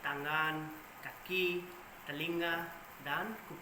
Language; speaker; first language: Indonesian; non-native, learner; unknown